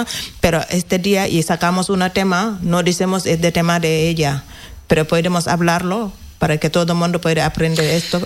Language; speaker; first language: Spanish; non-native, learner; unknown